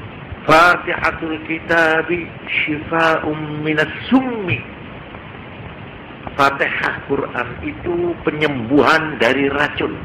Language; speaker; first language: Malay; non-native, local second language; Javanese